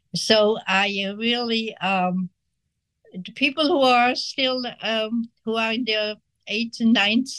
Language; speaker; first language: English; non-native, fluent; Swiss German